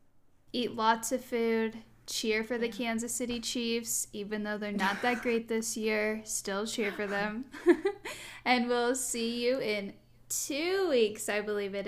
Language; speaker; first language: English; native; English